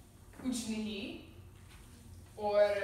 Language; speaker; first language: Hindi; non-native, learner; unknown